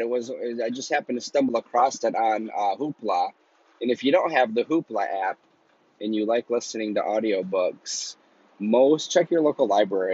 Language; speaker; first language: English; native; English